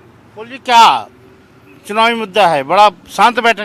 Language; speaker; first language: Hindi; native; Hindi